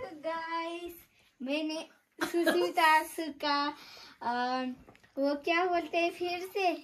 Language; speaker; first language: Hindi; non-native, local second language; Nepali